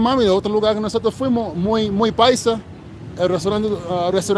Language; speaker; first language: Spanish; non-native, fluent; English